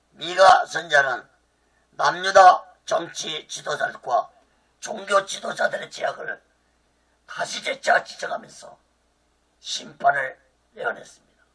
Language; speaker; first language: Korean; native; Korean